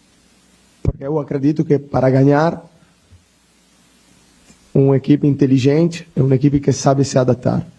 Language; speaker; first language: Portuguese; non-native, learner; Italian